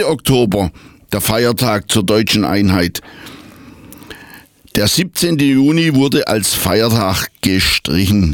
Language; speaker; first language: German; native; German